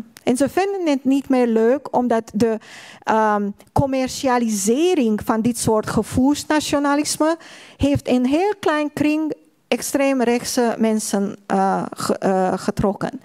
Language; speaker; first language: Dutch; non-native, fluent; Hungarian